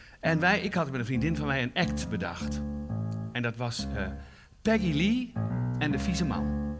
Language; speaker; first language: Dutch; native; Dutch